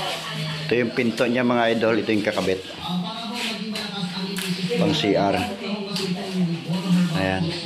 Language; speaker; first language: Filipino; native; Filipino